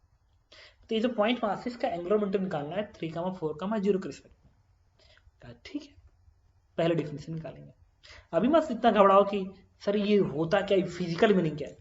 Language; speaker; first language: Hindi; native; Hindi